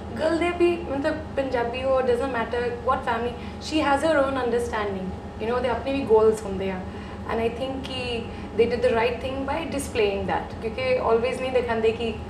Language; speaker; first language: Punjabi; early bilingual, heritage; Punjabi